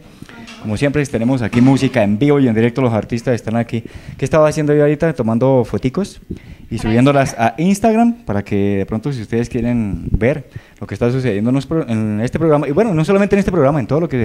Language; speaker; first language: Spanish; native; Spanish